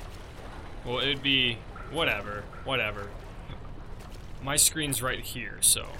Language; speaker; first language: English; native; English